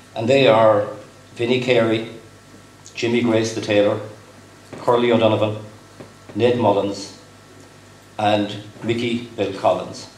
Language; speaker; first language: English; native; English